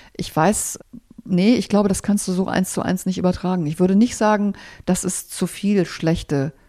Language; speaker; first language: German; native; German